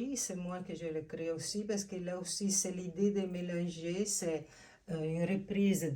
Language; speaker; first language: French; non-native, fluent; Italian